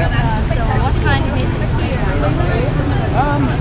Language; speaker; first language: English; non-native, learner; Vietnamese